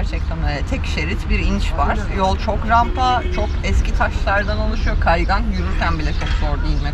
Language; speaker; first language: Turkish; native; Turkish